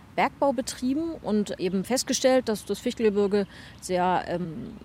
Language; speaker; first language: German; native; German